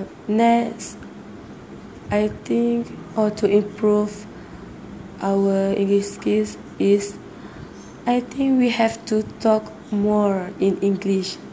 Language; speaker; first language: English; non-native, learner; Malay